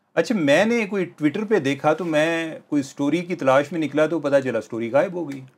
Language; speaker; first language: Urdu; native; Urdu